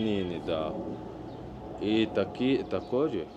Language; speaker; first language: Russian; non-native, learner; Arabic